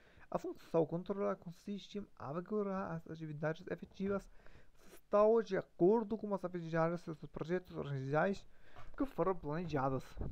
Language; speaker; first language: Portuguese; non-native, learner; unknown